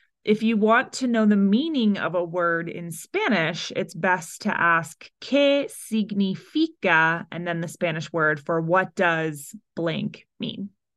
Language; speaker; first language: English; early bilingual, other home language; Spanish